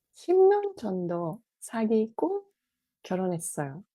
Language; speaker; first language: Korean; non-native, fluent; Japanese